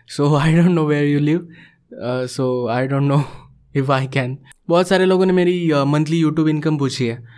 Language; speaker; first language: Hindi; non-native, local second language; Marathi